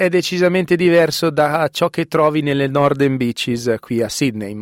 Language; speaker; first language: Italian; native; Italian